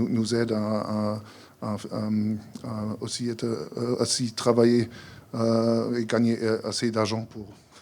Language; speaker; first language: French; non-native, fluent; German